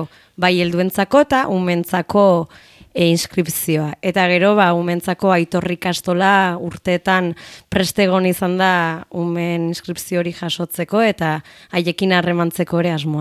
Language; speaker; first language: Basque; native; Basque